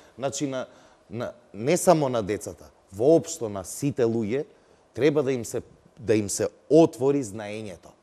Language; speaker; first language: Macedonian; non-native, local second language; Albanian